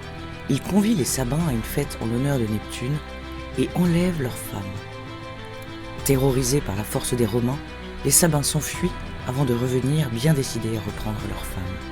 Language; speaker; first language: French; native; French